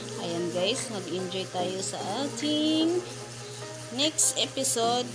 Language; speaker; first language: Filipino; non-native, local second language; Cebuano